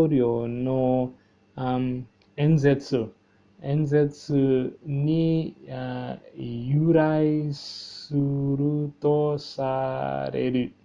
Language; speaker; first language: Japanese; non-native, learner; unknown